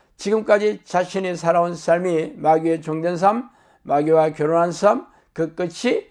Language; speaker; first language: Korean; native; Korean